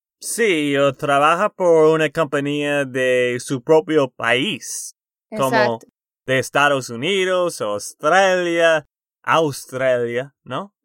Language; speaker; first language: Spanish; non-native, fluent; English